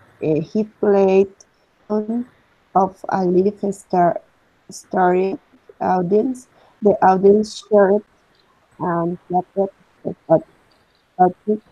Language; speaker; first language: English; non-native, learner; Spanish